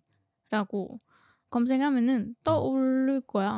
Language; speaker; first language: Korean; non-native, fluent; Thai